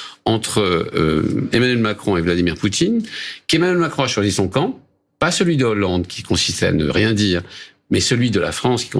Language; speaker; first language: French; native; French